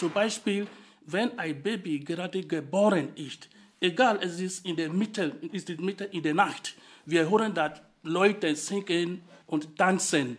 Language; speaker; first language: German; non-native, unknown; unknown